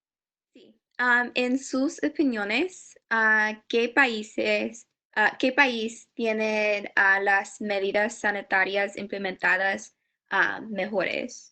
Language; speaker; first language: Spanish; non-native, learner; English